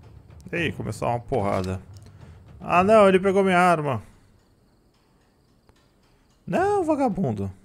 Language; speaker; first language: Portuguese; native; Portuguese